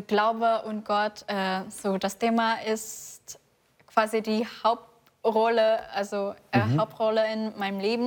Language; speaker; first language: German; non-native, fluent; Indonesian